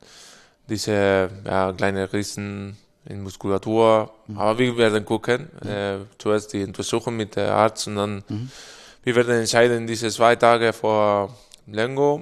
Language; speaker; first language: German; non-native, fluent; Spanish